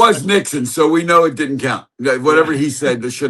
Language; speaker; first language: English; native; English